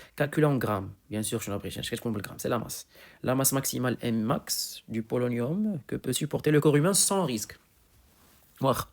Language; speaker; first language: French; non-native, local second language; Arabic